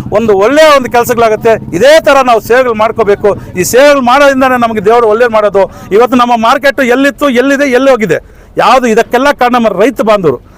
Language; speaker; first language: Kannada; native; Kannada